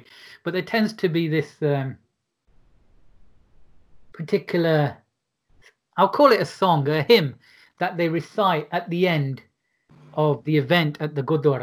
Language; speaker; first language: English; native; English